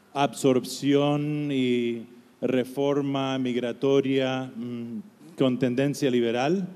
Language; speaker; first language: Spanish; non-native, fluent; English